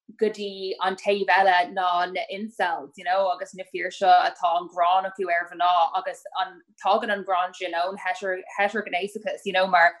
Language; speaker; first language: Irish; native; Irish